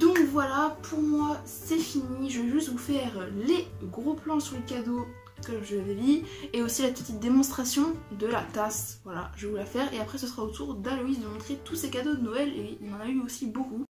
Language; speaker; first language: French; native; French